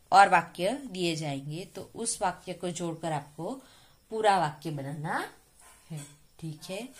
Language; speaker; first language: Hindi; non-native, local second language; Gujarati